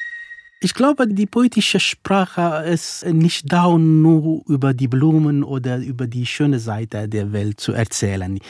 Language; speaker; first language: German; non-native, fluent; Kurdish